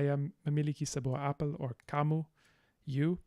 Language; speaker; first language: Indonesian; non-native, learner; English